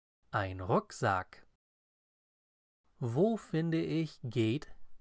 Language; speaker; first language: German; non-native, fluent; English